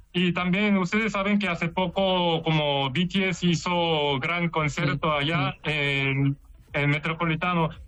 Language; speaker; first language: Spanish; non-native, learner; Korean